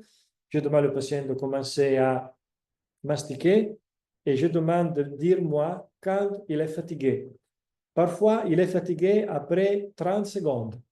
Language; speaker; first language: French; non-native, fluent; Italian